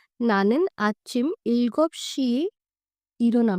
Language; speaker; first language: Korean; non-native, fluent; Hindi